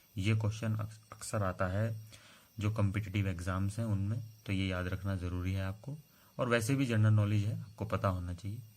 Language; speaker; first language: Hindi; native; Hindi